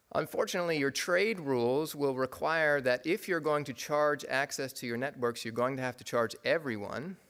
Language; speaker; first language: English; native; English